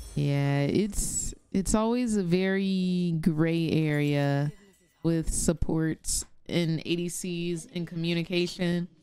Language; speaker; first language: English; native; English